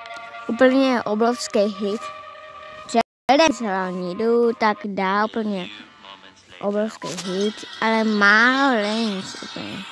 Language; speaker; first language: Czech; non-native, learner; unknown